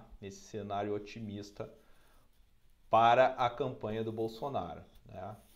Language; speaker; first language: Portuguese; native; Portuguese